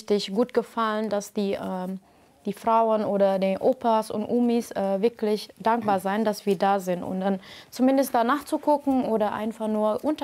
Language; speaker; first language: German; non-native, learner; Indonesian